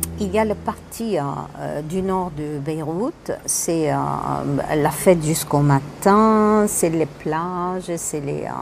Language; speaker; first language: French; non-native, local second language; Arabic